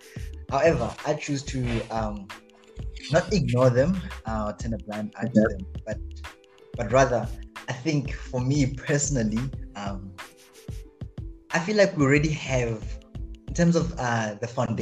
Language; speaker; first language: English; non-native, local second language; Zulu